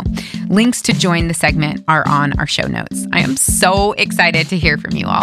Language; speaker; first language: English; native; English